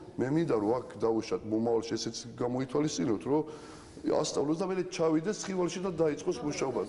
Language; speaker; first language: Georgian; non-native, local second language; Ossetic